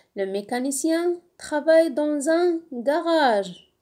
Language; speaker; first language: French; non-native, local second language; Arabic